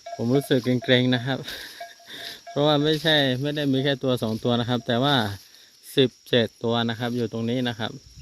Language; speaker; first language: Thai; non-native, local second language; Karen languages